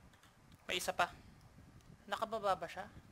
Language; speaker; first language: Filipino; native; Filipino